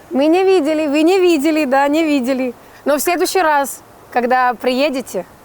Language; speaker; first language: Russian; non-native, fluent; Serbian